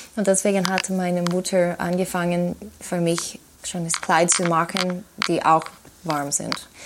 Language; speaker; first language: German; non-native, fluent; English